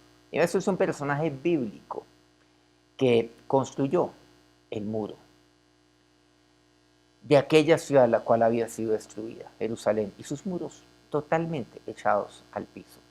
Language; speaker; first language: Spanish; native; Spanish